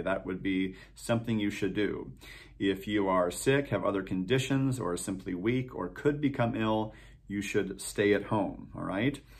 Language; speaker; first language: English; native; English